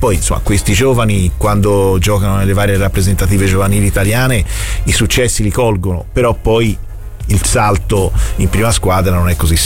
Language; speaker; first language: Italian; native; Italian